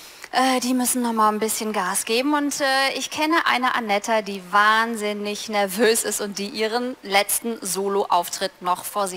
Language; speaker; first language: German; native; German